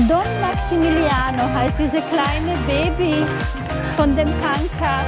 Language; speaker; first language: German; non-native, fluent; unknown